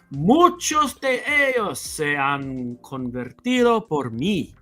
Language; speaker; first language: Spanish; non-native, learner; English